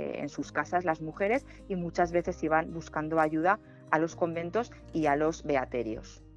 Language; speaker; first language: Spanish; native; Spanish